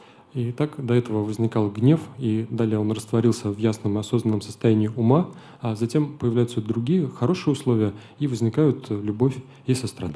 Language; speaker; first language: Russian; native; Russian